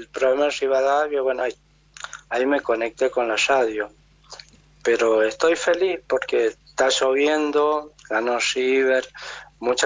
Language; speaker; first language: Spanish; native; Spanish